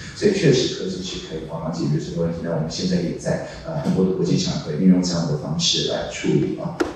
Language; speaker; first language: Chinese; native; Chinese